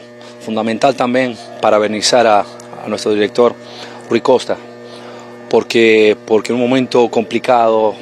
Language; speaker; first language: Portuguese; non-native, fluent; Spanish